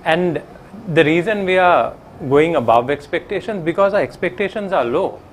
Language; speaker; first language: English; non-native, local second language; Sinhala